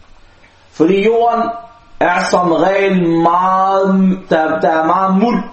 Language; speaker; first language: Danish; non-native, local second language; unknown